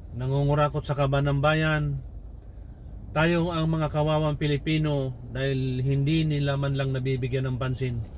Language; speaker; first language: Filipino; non-native, local second language; Cebuano